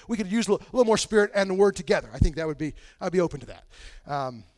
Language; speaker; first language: English; native; English